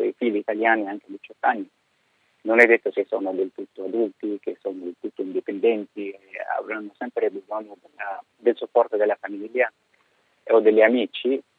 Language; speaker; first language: Italian; non-native, fluent; Arabic